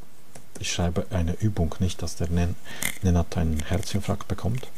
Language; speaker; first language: German; non-native, fluent; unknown